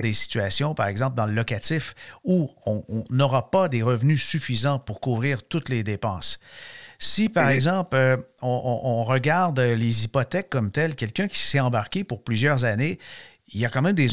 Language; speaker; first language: French; native; French